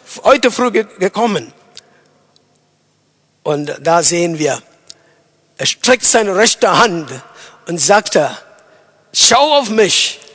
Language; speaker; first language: German; non-native, fluent; Tamil